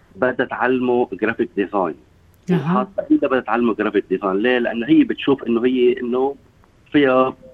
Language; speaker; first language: Arabic; native; Arabic